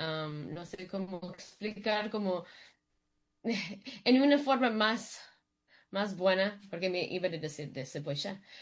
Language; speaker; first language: Spanish; early bilingual, heritage; Spanish